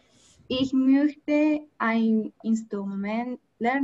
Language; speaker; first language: German; non-native, learner; Spanish